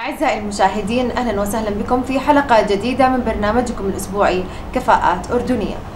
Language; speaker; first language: Arabic; native; Arabic